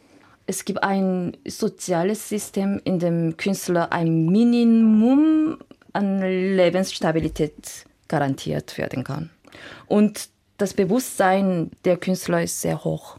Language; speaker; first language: German; non-native, fluent; Korean